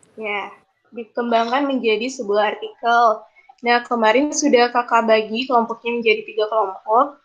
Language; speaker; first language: Indonesian; native; Indonesian